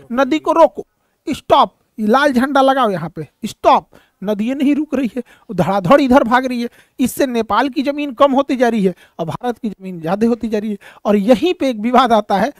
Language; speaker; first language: Hindi; native; Hindi